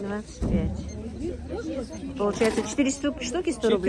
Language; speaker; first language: Russian; non-native, local second language; Ingush